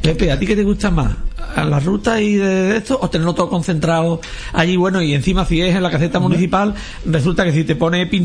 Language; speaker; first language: Spanish; native; Spanish